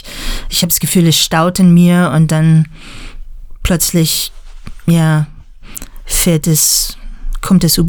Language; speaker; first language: German; non-native, learner; English